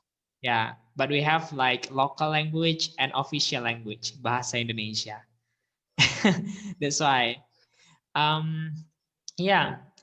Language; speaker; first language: English; non-native, fluent; Indonesian